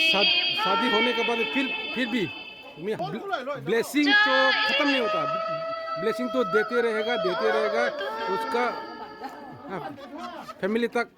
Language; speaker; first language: Hindi; non-native, local second language; Rongmei Naga